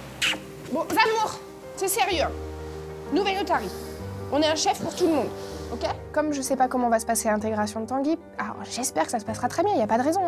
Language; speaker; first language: French; native; French